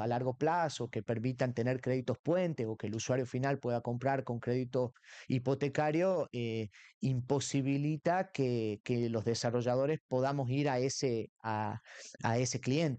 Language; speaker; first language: Spanish; native; Spanish